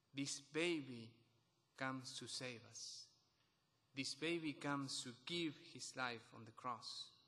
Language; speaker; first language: English; non-native, fluent; Spanish